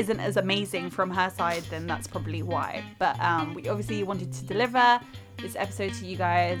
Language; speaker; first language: English; native; English